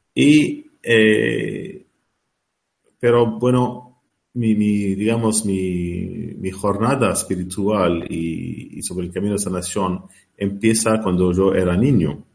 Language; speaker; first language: Spanish; non-native, learner; Arabic